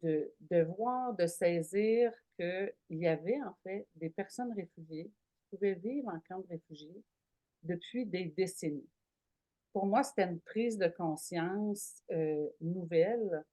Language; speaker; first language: French; native; French